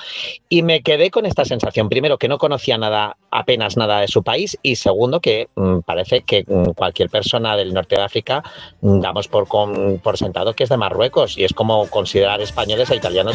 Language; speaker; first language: Spanish; native; Spanish